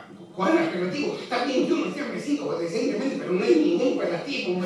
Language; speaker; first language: Spanish; native; Spanish